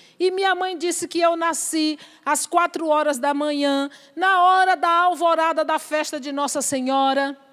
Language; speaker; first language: Portuguese; native; Portuguese